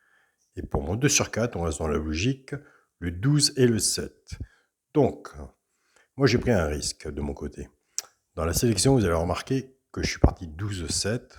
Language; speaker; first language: French; native; French